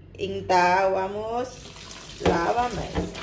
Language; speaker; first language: Portuguese; non-native, learner; Thai